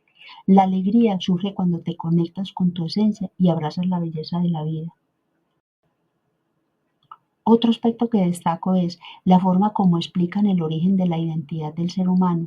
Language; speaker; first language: Spanish; native; Spanish